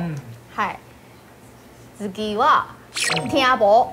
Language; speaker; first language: Japanese; non-native, learner; Chinese